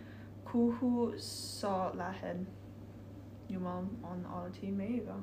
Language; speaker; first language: Estonian; non-native, learner; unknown